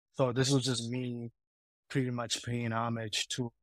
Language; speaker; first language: English; early bilingual, heritage; Italian